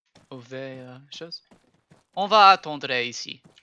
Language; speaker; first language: French; non-native, learner; English